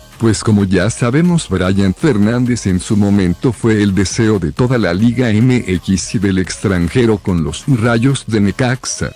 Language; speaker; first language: Spanish; native; Spanish